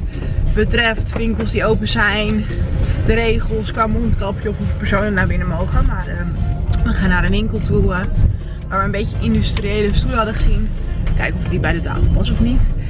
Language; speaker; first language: Dutch; native; Dutch